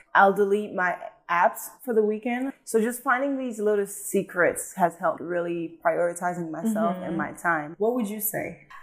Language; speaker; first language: English; early bilingual, other home language; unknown